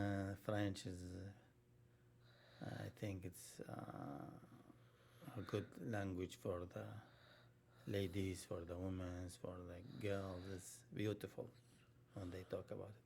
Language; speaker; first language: English; non-native, learner; Arabic